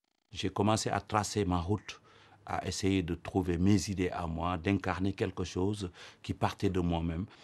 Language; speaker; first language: French; non-native, local second language; Wolof